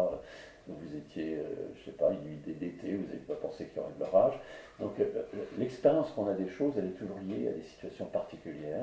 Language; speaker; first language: French; native; French